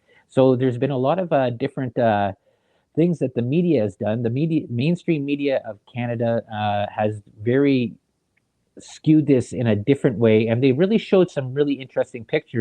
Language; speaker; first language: English; native; English